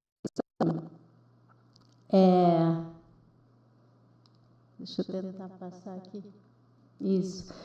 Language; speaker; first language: Portuguese; non-native, local second language; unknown